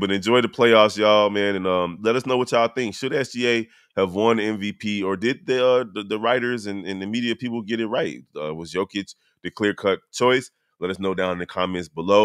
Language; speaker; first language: English; native; English